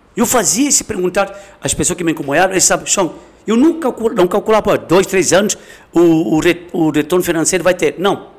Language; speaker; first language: Portuguese; non-native, fluent; Chinese